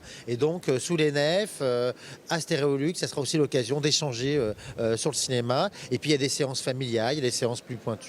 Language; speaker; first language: French; native; French